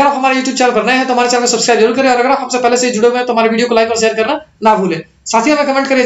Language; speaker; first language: Hindi; native; Hindi